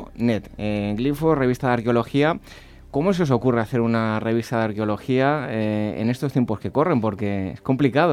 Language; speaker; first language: Spanish; native; Spanish